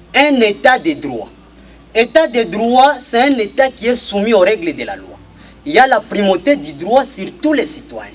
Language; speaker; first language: French; non-native, local second language; Swahili